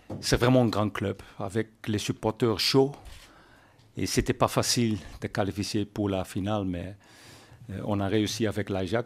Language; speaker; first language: French; non-native, learner; Dutch